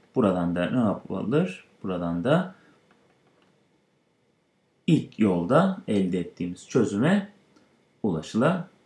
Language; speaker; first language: Turkish; native; Turkish